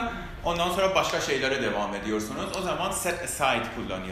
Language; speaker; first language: Turkish; non-native, fluent; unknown